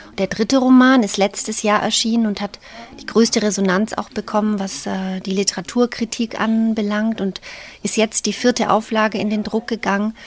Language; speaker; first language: German; native; German